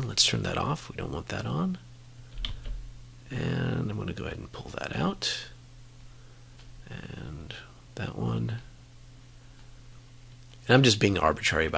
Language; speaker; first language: English; native; English